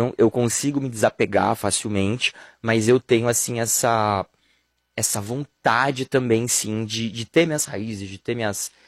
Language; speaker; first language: Portuguese; native; Portuguese